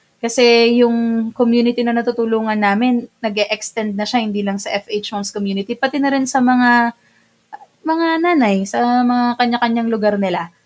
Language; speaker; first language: Filipino; non-native, local second language; Bikol